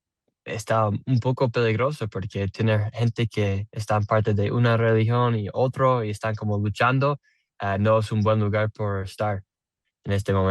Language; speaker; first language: Spanish; non-native, learner; English